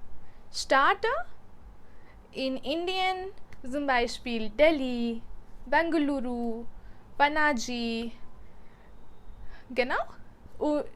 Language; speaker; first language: German; non-native, learner; Hindi